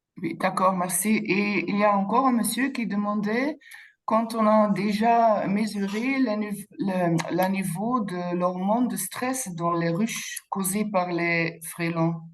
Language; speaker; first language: French; non-native, local second language; Dutch